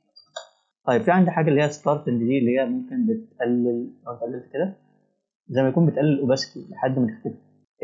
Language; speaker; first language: Arabic; native; Arabic